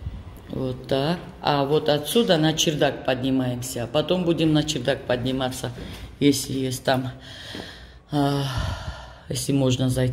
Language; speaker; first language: Russian; non-native, fluent; Georgian